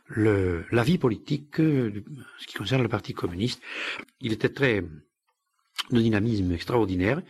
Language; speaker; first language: French; native; French